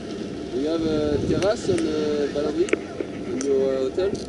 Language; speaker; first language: English; non-native, learner; French